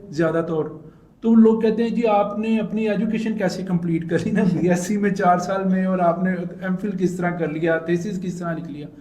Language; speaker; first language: Urdu; native; Urdu